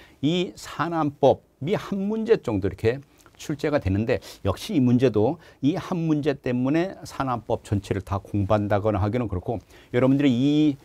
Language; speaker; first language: Korean; native; Korean